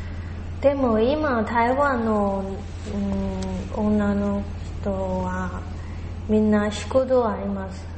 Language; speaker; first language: Japanese; non-native, learner; Chinese